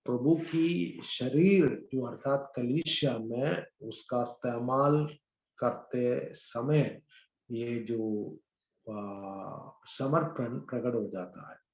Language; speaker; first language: Hindi; non-native, local second language; Malayalam